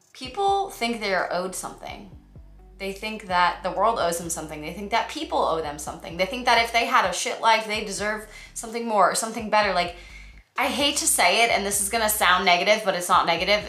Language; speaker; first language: English; native; English